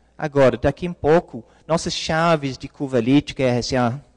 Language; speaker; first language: Portuguese; non-native, fluent; English